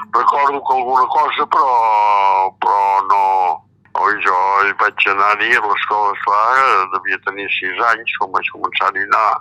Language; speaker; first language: Catalan; native; Catalan